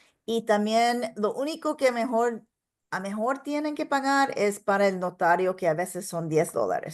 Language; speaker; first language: Spanish; non-native, local second language; English